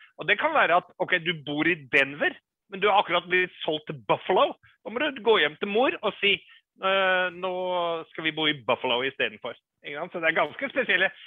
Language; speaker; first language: Norwegian; early bilingual, other home language; English